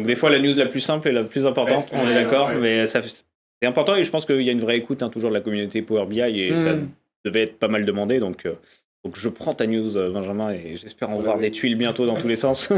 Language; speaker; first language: French; native; French